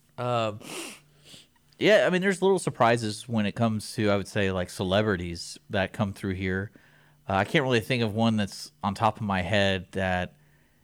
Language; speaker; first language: English; native; English